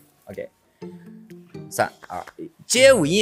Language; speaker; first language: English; non-native, learner; Chinese